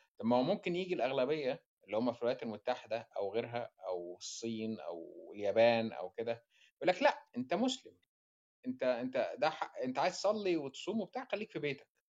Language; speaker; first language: Arabic; native; Arabic